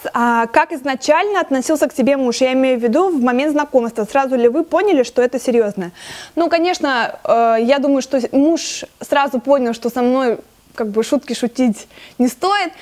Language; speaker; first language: Russian; native; Russian